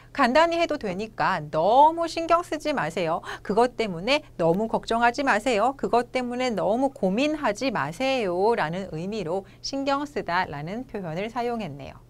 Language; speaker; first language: Korean; native; Korean